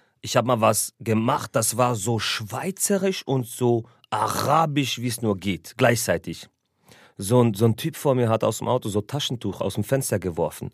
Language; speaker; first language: German; early bilingual, other home language; Arabic